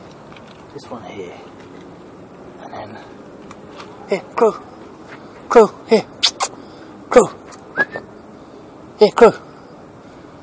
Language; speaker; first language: English; native; English